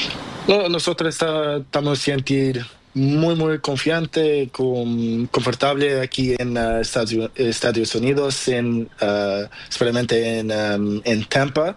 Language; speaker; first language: Spanish; non-native, learner; Portuguese